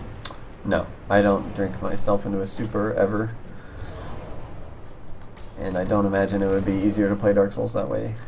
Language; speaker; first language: English; native; English